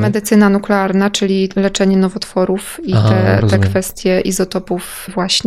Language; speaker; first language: Polish; native; Polish